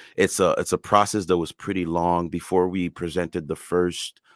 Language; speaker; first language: English; non-native, fluent; French